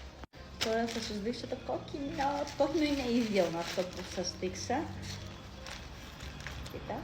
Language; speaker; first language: Greek; non-native, fluent; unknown